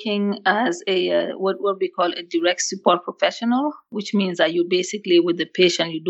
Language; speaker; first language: English; non-native, fluent; Wolof